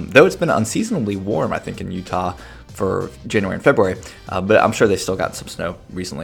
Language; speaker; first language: English; native; English